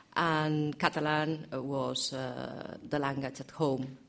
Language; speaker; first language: English; non-native, learner; Catalan